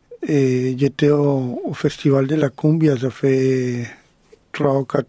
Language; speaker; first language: French; non-native, fluent; Spanish